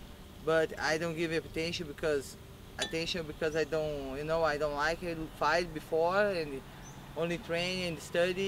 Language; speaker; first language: English; non-native, learner; Portuguese